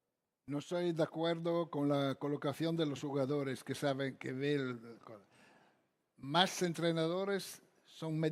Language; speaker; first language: Spanish; non-native, fluent; Italian